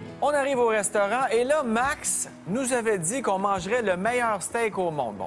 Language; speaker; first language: French; native; French